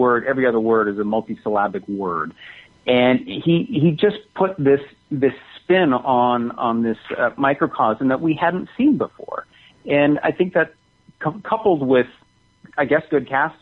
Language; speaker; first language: English; native; English